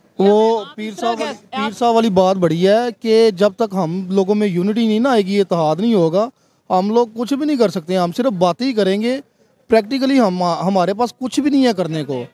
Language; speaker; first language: Urdu; non-native, local second language; Punjabi